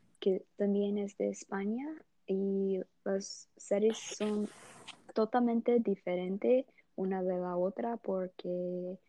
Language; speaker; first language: Spanish; non-native, learner; English